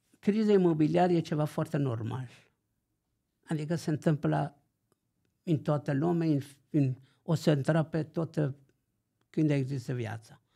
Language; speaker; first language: Romanian; non-native, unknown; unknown